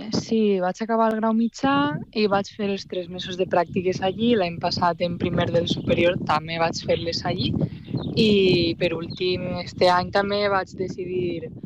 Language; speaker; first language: Catalan; native; Catalan